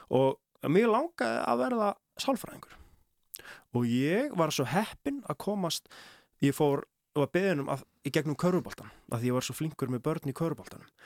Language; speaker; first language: Icelandic; native; Icelandic